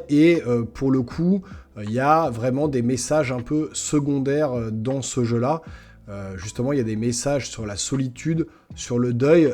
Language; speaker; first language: French; native; French